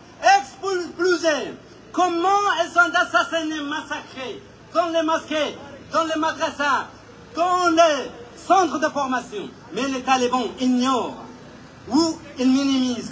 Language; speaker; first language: French; non-native, fluent; Persian